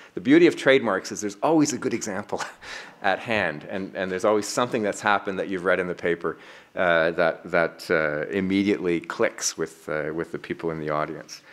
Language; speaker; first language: English; native; English